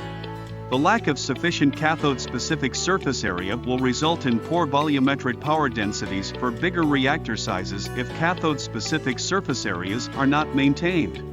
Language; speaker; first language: English; non-native, fluent; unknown